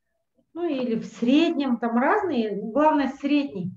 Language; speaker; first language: Russian; native; Russian